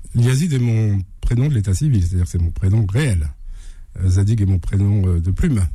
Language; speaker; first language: French; native; French